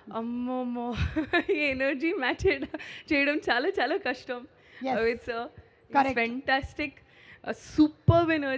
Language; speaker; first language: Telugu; non-native, local second language; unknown